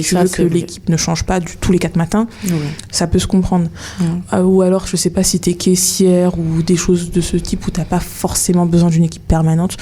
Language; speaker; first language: French; native; French